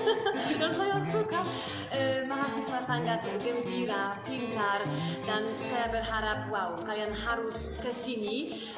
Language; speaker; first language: Indonesian; non-native, learner; Polish